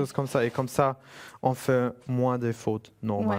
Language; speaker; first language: French; non-native, fluent; German